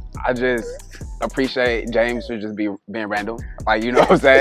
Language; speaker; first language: English; native; English